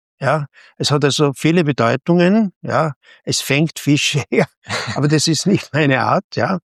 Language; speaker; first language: German; native; German